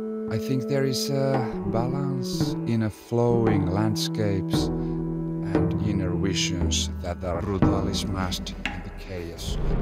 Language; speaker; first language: English; non-native, fluent; Finnish